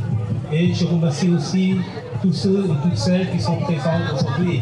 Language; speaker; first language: French; non-native, fluent; Khmer